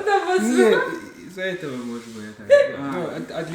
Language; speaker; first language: Russian; non-native, learner; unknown